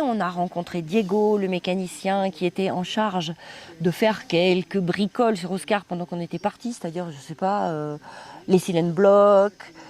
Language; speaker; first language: French; native; French